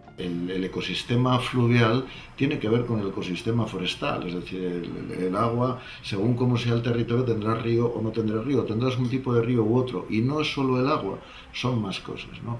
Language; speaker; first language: Spanish; native; Spanish